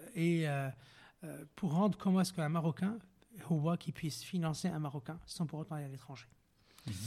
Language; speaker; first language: French; non-native, local second language; Arabic